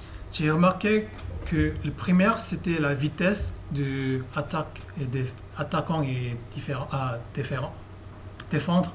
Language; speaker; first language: French; non-native, learner; Korean